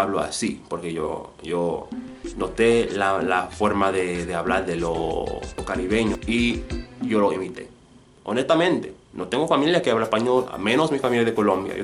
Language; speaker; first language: Spanish; non-native, fluent; English